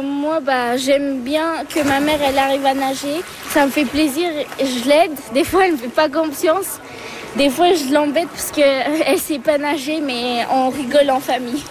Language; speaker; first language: French; early bilingual, other home language; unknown